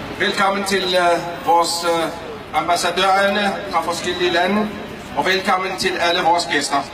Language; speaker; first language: Danish; non-native, fluent; Arabic